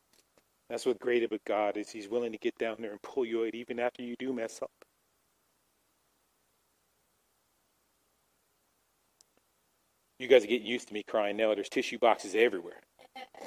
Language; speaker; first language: English; native; English